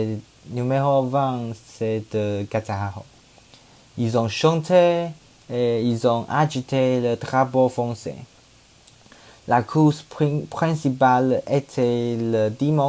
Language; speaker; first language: French; non-native, learner; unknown